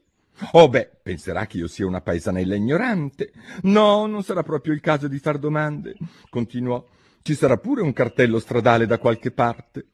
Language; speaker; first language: Italian; native; Italian